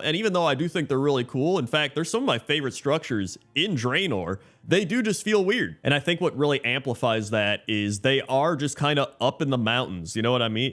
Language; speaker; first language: English; native; English